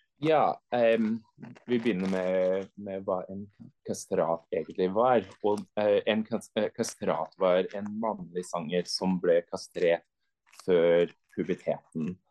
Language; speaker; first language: Norwegian; non-native, fluent; English